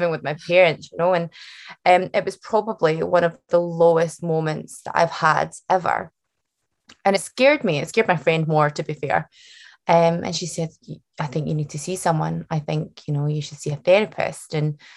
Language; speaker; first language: English; native; English